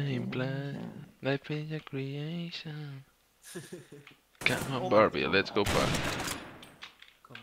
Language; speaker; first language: English; non-native, learner; Spanish